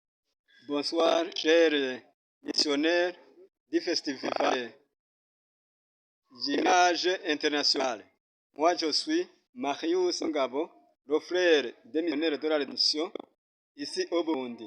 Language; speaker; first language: French; non-native, local second language; Rundi